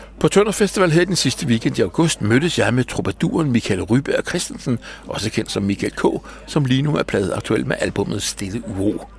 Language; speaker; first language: Danish; native; Danish